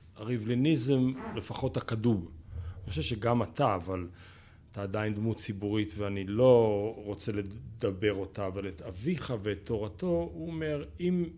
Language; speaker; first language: Hebrew; native; Hebrew